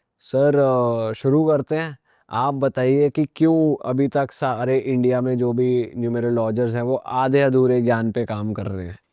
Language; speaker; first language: Hindi; native; Hindi